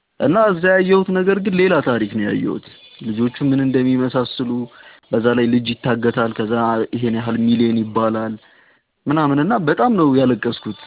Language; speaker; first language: Amharic; non-native, fluent; Tigrinya